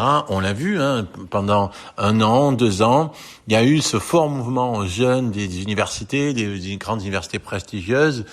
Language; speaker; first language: French; native; French